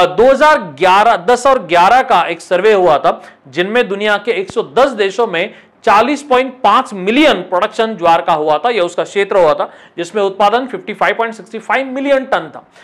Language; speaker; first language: Hindi; non-native, local second language; Marathi